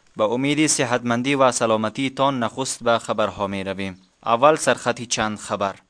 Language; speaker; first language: Persian; native; Persian